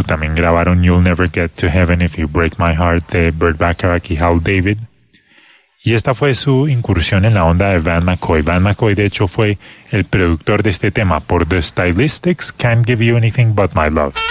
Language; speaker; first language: Spanish; native; Spanish